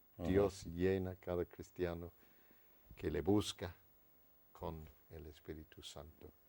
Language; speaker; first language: Spanish; non-native, fluent; English